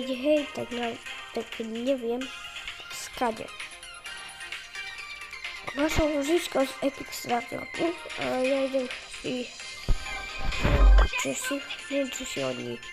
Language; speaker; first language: Polish; non-native, learner; Slovak